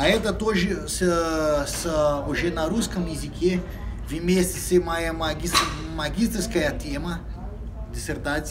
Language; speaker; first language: Russian; non-native, fluent; Portuguese